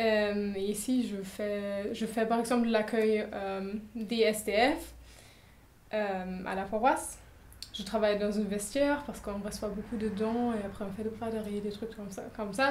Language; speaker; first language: French; non-native, fluent; German